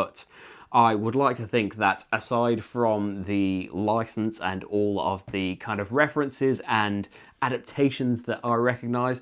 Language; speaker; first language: English; native; English